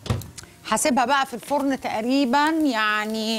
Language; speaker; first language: Arabic; native; Arabic